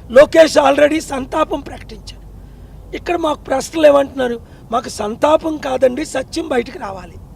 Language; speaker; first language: Telugu; native; Telugu